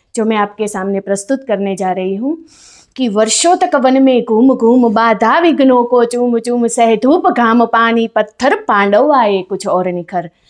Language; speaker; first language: Hindi; non-native, local second language; Gujarati